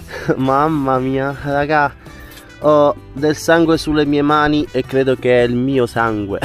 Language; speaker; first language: Italian; native; Italian